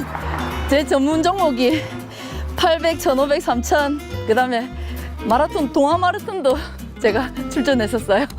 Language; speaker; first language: Korean; native; Korean